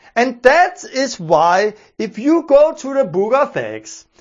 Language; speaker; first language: English; non-native, fluent; Danish